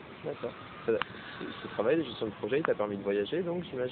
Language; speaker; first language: French; native; French